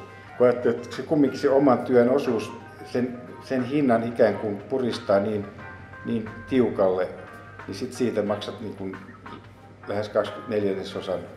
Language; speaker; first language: Finnish; native; Finnish